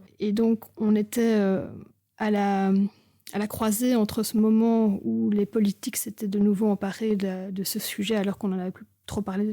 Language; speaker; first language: French; native; French